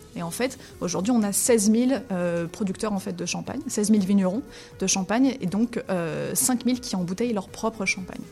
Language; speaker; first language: French; native; French